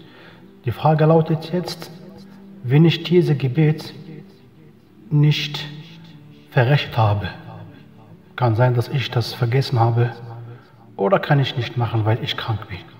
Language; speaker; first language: German; non-native, fluent; Arabic